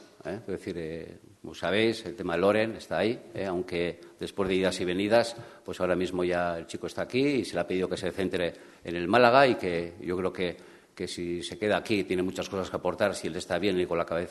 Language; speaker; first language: Spanish; native; Spanish